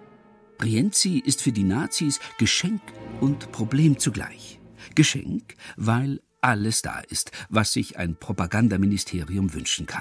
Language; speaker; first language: German; native; German